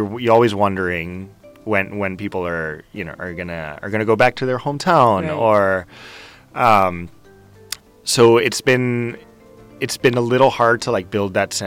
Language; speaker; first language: English; non-native, fluent; Spanish